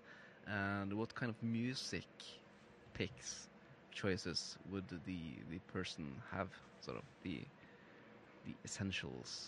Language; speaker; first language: English; non-native, fluent; Norwegian